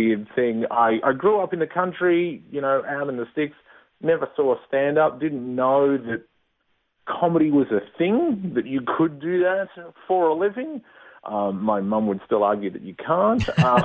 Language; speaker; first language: English; native; English